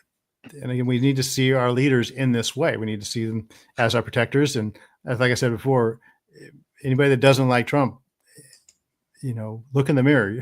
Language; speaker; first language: English; native; English